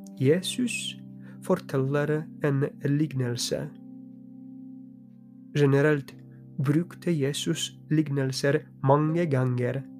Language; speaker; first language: Norwegian; non-native, fluent; Polish